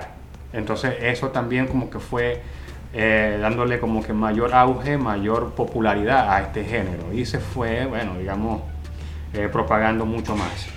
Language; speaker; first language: Spanish; native; Spanish